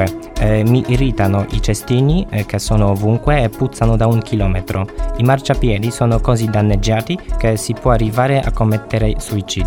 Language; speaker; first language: Italian; non-native, fluent; Polish